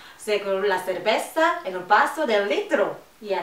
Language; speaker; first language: Spanish; non-native, learner; Korean